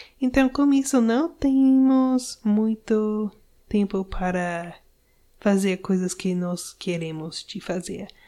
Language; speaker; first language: Portuguese; non-native, learner; English